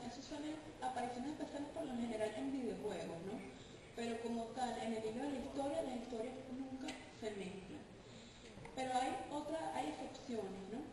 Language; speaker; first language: Spanish; native; Spanish